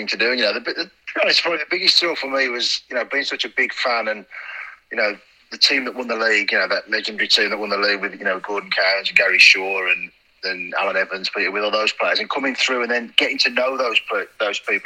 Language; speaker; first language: English; native; English